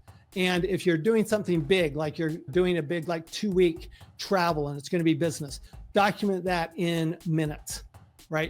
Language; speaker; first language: English; native; English